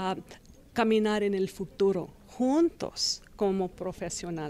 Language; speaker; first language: Spanish; non-native, learner; English